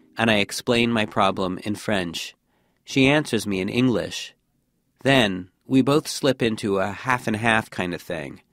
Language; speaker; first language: English; native; English